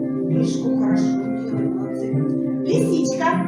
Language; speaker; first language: Russian; native; Russian